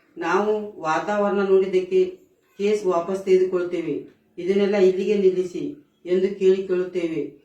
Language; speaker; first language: Kannada; non-native, local second language; Marathi